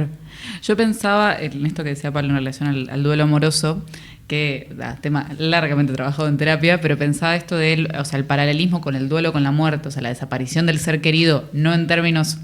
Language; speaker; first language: Spanish; native; Spanish